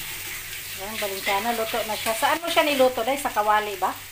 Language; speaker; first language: Filipino; non-native, local second language; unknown